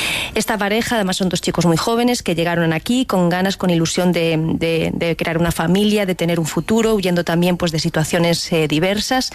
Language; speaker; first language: Spanish; native; Spanish